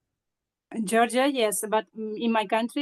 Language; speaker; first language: English; non-native, learner; Azerbaijani